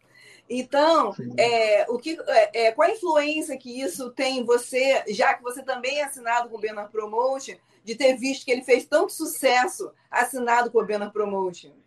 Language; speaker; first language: Portuguese; native; Portuguese